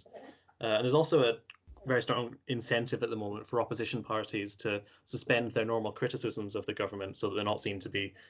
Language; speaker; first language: English; native; English